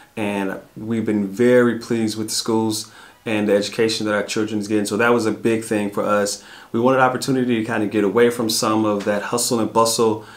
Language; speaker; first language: English; native; English